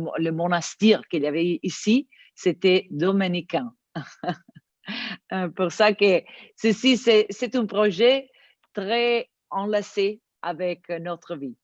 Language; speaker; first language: French; non-native, learner; Italian